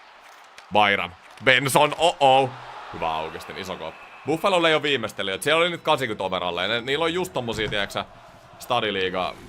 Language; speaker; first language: Finnish; native; Finnish